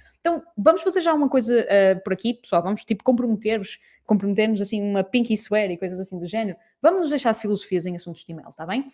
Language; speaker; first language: Portuguese; native; Portuguese